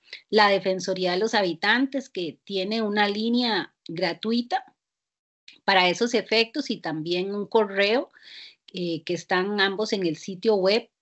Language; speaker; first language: Spanish; native; Spanish